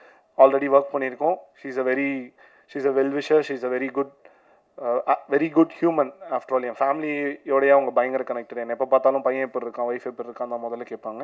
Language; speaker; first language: Tamil; native; Tamil